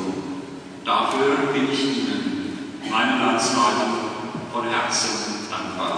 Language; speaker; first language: German; native; German